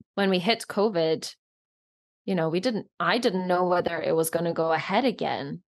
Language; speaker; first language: English; non-native, fluent; Norwegian